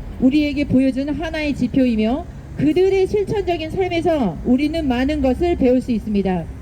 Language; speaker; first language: Korean; native; Korean